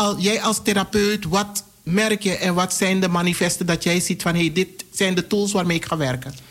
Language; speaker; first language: Dutch; native; Dutch